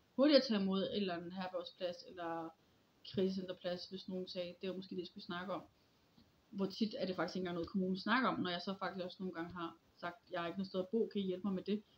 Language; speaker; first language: Danish; early bilingual, other home language; Polish